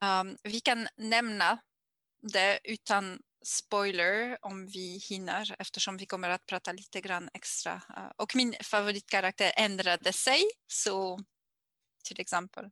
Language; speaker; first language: Swedish; non-native, learner; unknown